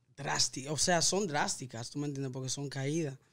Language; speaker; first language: Spanish; early bilingual, other home language; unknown